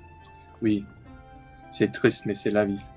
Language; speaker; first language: French; non-native, learner; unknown